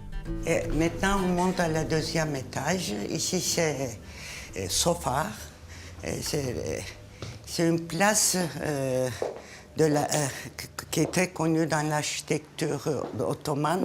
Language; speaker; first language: French; non-native, fluent; Turkish